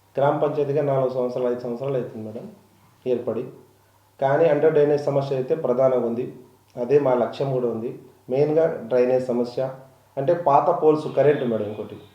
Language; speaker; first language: Telugu; non-native, local second language; Lambadi